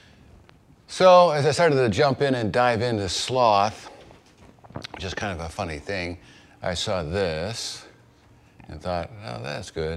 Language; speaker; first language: English; native; English